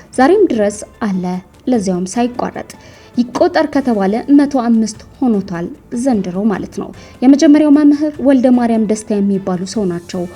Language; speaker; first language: Amharic; native; Amharic